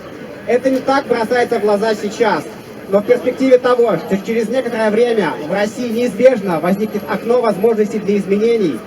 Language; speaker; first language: Russian; native; Russian